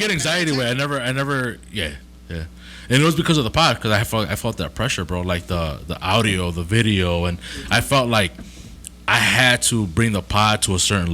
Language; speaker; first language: English; early bilingual, other home language; Spanish